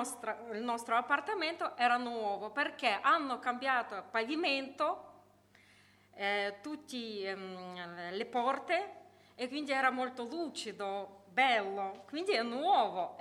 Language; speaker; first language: Italian; non-native, learner; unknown